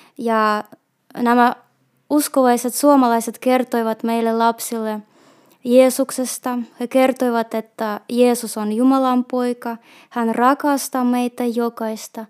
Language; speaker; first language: Finnish; non-native, fluent; Russian